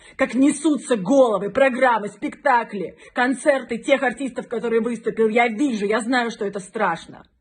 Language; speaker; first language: Russian; native; Russian